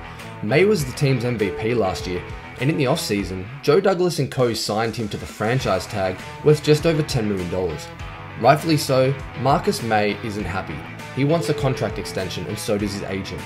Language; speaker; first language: English; native; English